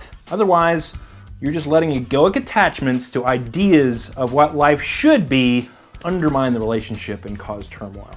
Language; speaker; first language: English; native; English